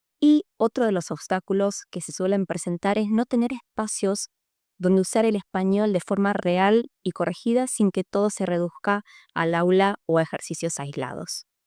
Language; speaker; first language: Spanish; native; Spanish